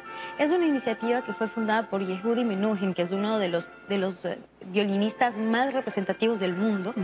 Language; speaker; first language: Spanish; native; Spanish